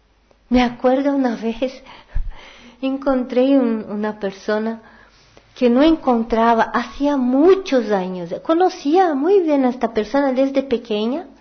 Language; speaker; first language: Portuguese; non-native, learner; Spanish